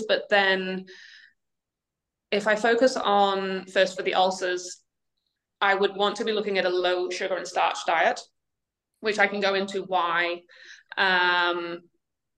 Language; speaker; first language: English; native; English